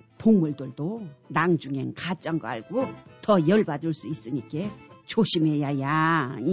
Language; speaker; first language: Korean; native; Korean